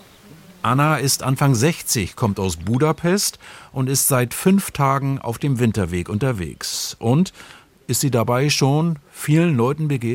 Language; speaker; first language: German; native; German